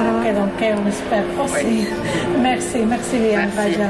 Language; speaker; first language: French; non-native, fluent; Spanish